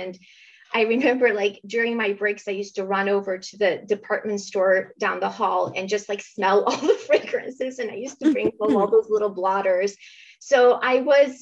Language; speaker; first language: English; early bilingual, other home language; Romanian